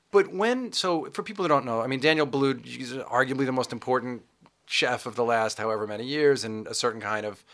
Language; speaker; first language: English; native; English